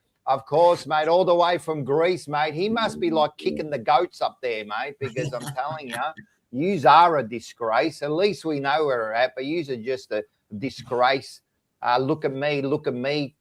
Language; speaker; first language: English; native; English